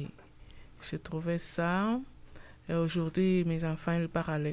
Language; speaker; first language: French; non-native, learner; Portuguese